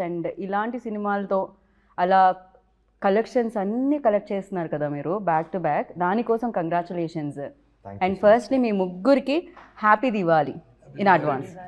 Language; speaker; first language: Telugu; native; Telugu